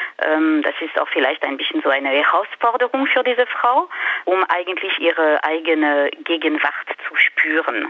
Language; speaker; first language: German; non-native, fluent; French